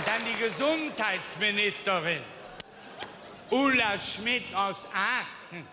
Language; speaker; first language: German; native; German